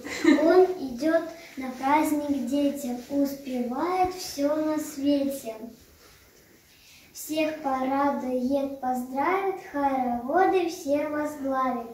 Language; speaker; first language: Russian; native; Russian